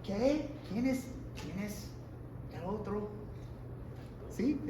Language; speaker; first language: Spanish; non-native, learner; English